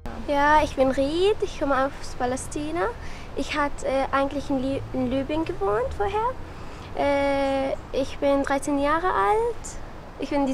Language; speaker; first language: German; non-native, learner; Arabic